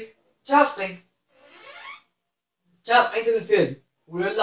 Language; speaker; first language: Arabic; native; Arabic